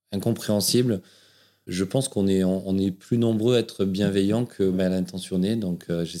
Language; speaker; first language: French; native; French